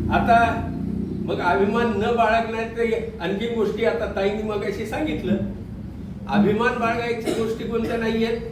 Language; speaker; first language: Marathi; non-native, local second language; Urdu